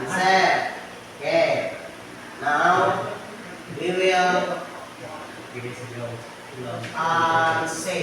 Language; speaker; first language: English; non-native, learner; Indonesian